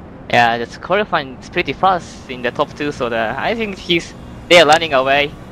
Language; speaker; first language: English; non-native, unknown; Japanese